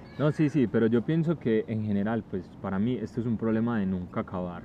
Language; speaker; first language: Spanish; native; Spanish